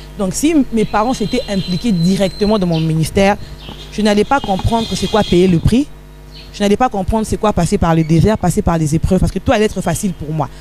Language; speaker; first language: French; non-native, local second language; Lingala